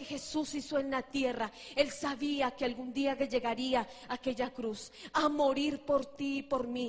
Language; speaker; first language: Spanish; native; Spanish